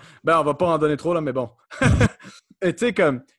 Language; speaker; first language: French; native; French